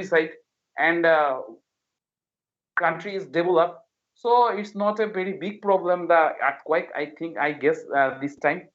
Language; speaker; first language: English; non-native, learner; Bangla